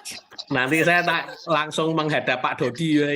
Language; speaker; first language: Malay; native; Malay